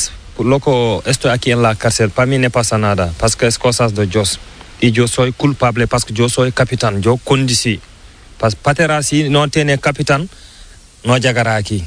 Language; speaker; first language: Spanish; non-native, learner; Fula